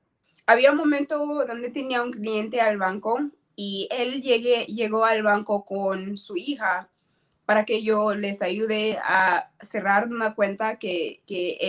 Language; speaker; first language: Spanish; non-native, learner; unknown